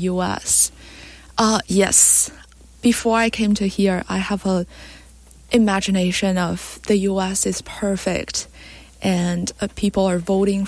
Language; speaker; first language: English; non-native, fluent; Chinese